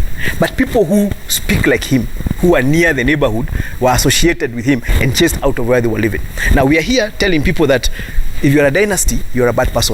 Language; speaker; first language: English; non-native, local second language; Kikuyu